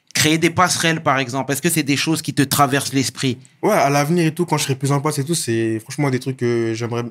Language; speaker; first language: French; native; French